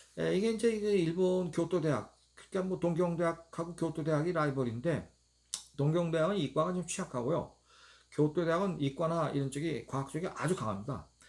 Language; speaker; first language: Korean; native; Korean